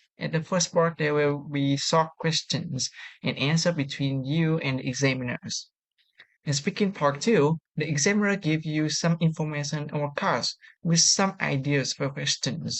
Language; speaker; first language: English; non-native, learner; Vietnamese